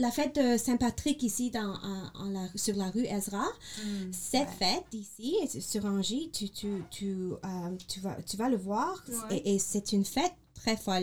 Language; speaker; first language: French; non-native, learner; English